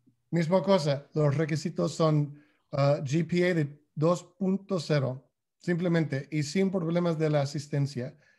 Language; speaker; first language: Spanish; non-native, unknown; English